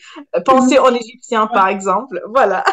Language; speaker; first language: French; non-native, local second language; Arabic